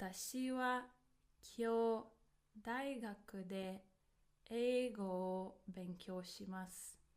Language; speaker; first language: Japanese; non-native, fluent; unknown